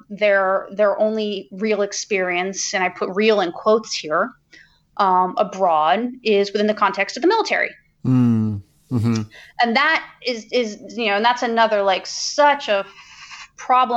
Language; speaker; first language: English; native; English